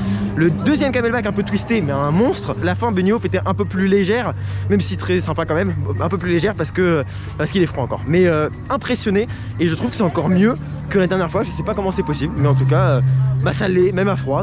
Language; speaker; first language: French; native; French